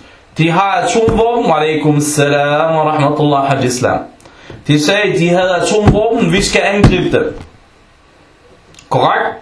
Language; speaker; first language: Danish; early bilingual, other home language; Arabic